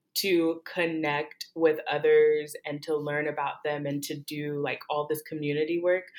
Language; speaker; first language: English; early bilingual, other home language; Haitian Creole